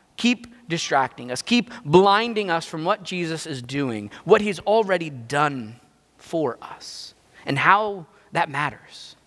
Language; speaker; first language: English; native; English